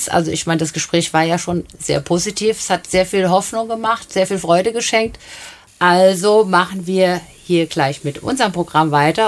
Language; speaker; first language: German; native; German